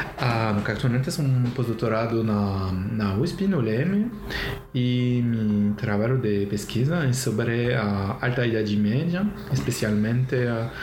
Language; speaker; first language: Portuguese; non-native, learner; French